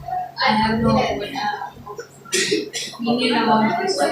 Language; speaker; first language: English; non-native, learner; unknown